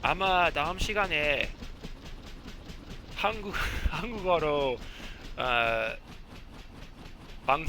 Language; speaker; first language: Korean; non-native, learner; English